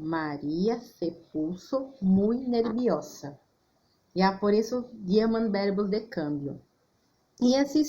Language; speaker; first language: Spanish; non-native, fluent; Portuguese